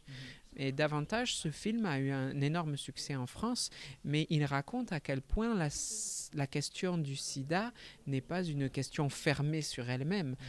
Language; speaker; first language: French; native; French